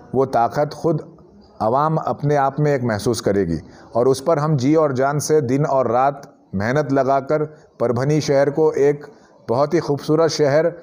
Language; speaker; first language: Hindi; non-native, local second language; Urdu